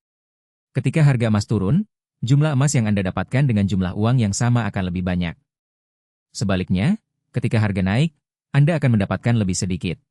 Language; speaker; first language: Indonesian; native; Indonesian